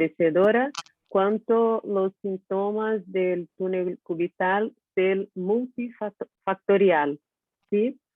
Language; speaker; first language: Spanish; non-native, learner; Portuguese